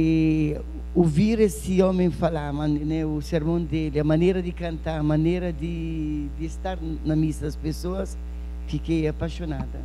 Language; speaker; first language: Portuguese; non-native, fluent; Italian